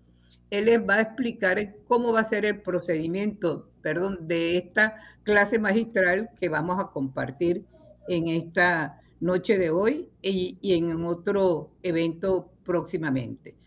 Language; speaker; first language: Spanish; native; Spanish